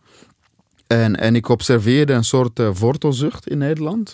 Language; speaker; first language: Dutch; non-native, fluent; Swahili